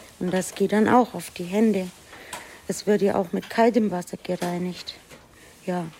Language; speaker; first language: German; native; German